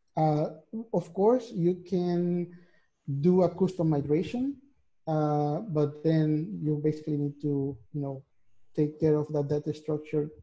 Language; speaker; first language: English; non-native, fluent; Spanish